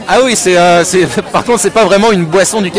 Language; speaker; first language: French; native; French